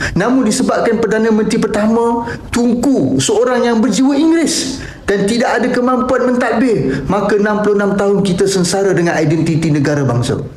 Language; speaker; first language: Malay; native; Malay